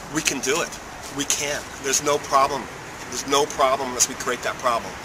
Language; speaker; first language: English; native; English